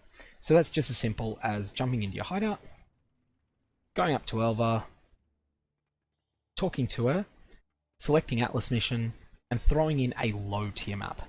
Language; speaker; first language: English; native; English